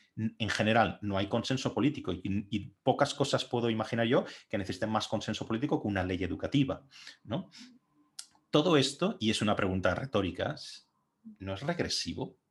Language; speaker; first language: Spanish; native; Spanish